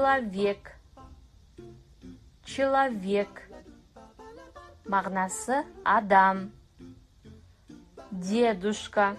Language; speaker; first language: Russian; non-native, fluent; Kazakh